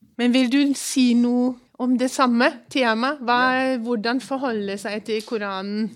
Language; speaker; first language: Norwegian; native; Norwegian